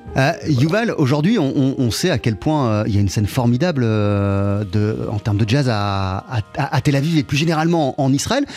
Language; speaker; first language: French; native; French